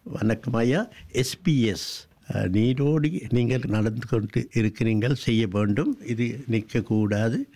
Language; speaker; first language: Tamil; non-native, local second language; Sinhala